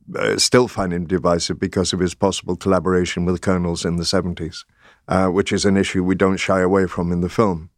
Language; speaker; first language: English; native; English